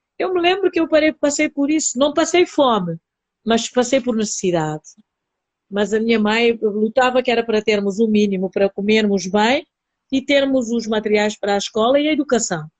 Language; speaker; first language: Portuguese; non-native, local second language; Upper Guinea Crioulo